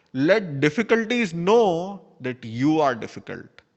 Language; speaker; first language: English; non-native, local second language; Gujarati